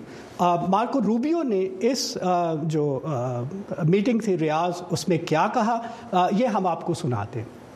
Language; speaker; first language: Urdu; native; Urdu